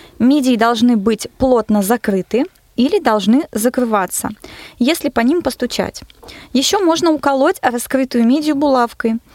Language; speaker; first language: Russian; native; Russian